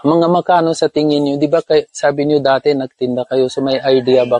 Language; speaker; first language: Filipino; non-native, learner; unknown